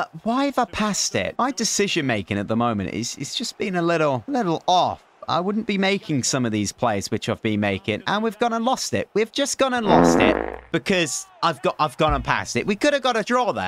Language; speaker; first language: English; native; English